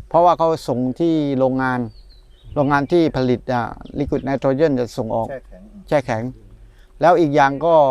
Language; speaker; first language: Thai; non-native, fluent; Malay